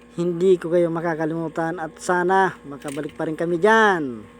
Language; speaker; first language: Filipino; native; Filipino